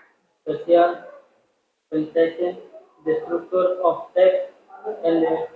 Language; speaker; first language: English; non-native, learner; Indonesian